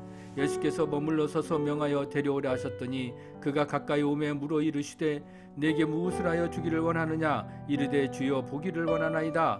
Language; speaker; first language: Korean; native; Korean